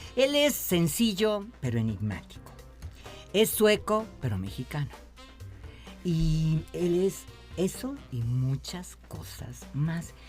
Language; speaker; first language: Spanish; native; Spanish